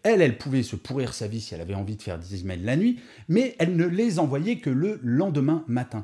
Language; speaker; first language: French; native; French